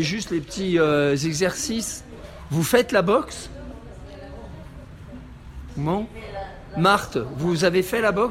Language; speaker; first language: French; native; French